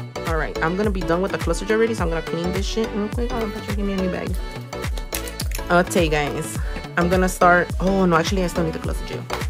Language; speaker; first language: English; early bilingual, other home language; Spanish